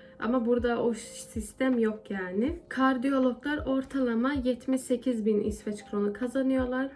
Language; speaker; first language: Turkish; early bilingual, heritage; Turkish